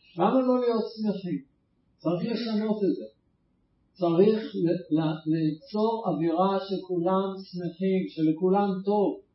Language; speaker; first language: Hebrew; native; Hebrew